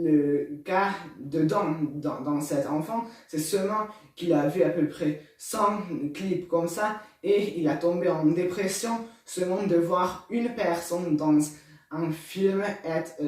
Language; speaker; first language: French; non-native, learner; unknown